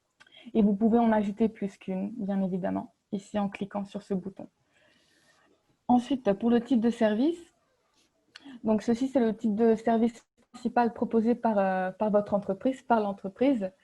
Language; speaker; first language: French; non-native, fluent; Spanish